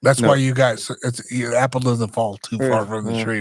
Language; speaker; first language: English; native; English